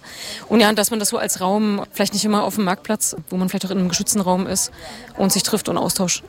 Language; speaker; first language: German; native; German